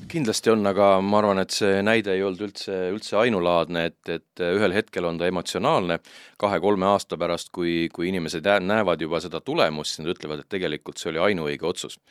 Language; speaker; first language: Estonian; native; Estonian